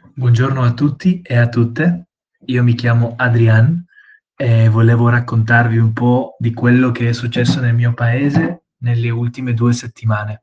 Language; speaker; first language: Italian; non-native, fluent; Spanish